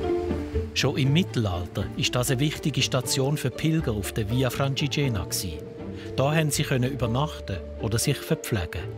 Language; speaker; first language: German; native; German